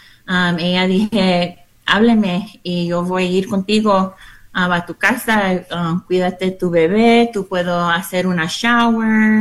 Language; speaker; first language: Spanish; non-native, learner; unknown